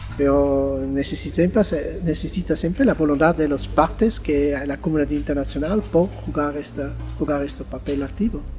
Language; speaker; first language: Spanish; non-native, fluent; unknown